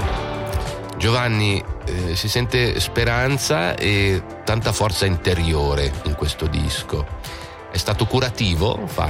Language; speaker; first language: Italian; native; Italian